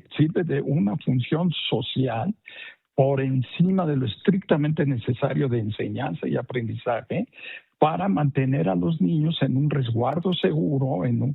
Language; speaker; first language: Spanish; native; Spanish